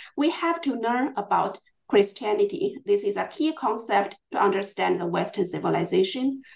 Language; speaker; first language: English; non-native, fluent; Chinese